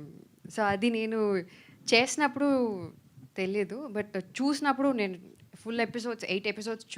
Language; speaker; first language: Telugu; non-native, fluent; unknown